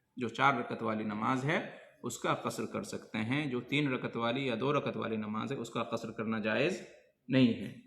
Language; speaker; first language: Urdu; native; Urdu